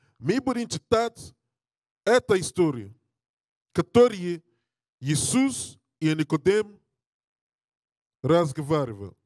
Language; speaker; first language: Russian; non-native, learner; English